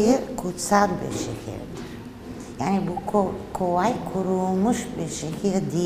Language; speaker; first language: Turkish; non-native, fluent; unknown